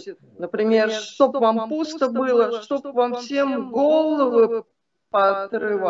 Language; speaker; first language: Russian; native; Russian